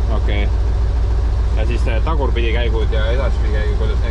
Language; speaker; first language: Estonian; native; Estonian